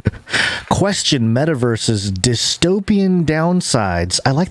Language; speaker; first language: English; native; English